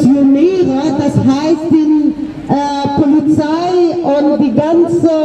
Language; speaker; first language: German; non-native, learner; Persian